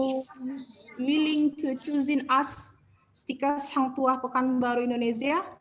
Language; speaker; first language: English; non-native, learner; Indonesian